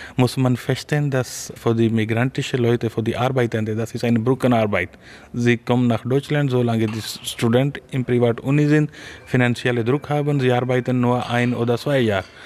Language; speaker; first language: German; non-native, fluent; Urdu